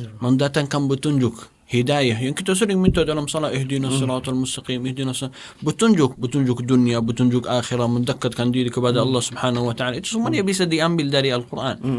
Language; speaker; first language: Indonesian; non-native, fluent; Arabic